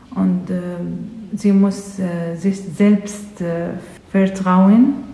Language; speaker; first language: German; non-native, learner; Arabic